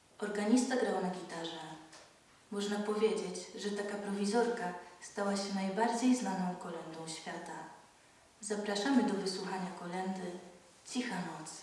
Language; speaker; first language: Polish; native; Polish